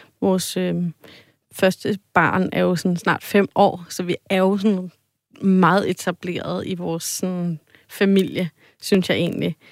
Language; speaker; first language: Danish; native; Danish